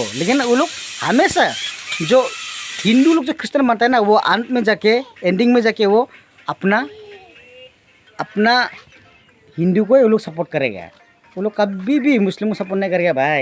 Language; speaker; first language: Hindi; non-native, local second language; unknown